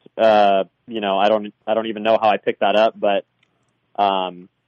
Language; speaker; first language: English; native; English